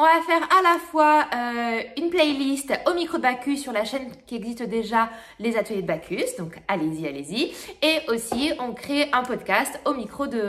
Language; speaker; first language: French; native; French